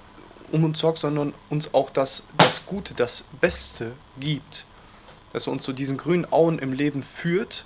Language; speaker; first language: German; native; German